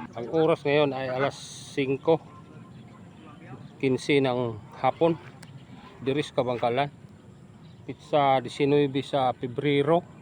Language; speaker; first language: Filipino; non-native, local second language; Hiligaynon